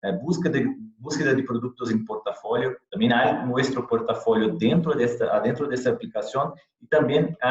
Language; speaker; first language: Spanish; non-native, fluent; Portuguese